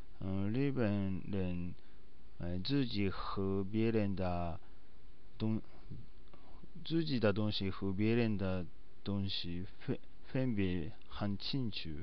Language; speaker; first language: Chinese; non-native, learner; Japanese